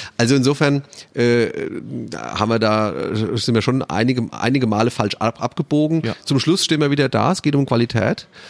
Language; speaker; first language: German; native; German